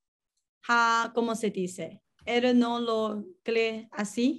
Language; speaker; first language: Spanish; non-native, learner; Chinese